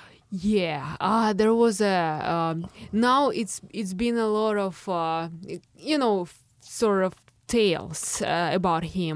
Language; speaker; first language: English; non-native, fluent; Russian